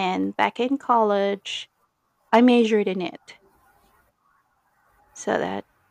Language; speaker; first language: English; non-native, local second language; Iloko